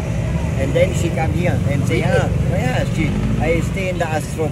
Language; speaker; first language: English; non-native, learner; German